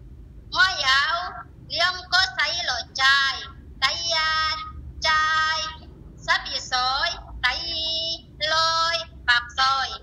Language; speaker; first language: Cantonese; non-native, learner; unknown